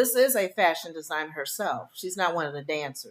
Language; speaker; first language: English; native; English